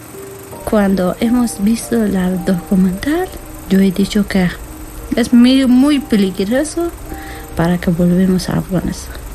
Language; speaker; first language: Spanish; non-native, learner; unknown